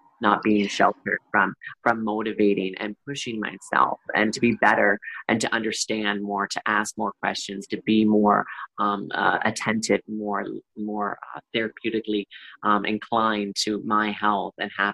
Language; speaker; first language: English; native; English